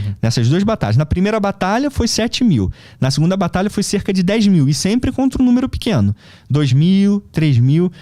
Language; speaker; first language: Portuguese; native; Portuguese